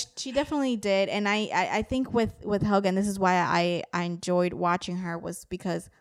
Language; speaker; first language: English; native; English